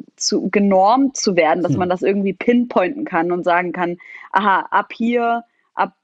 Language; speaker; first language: German; non-native, fluent; Arabic